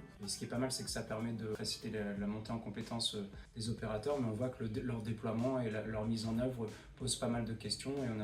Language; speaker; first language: French; native; French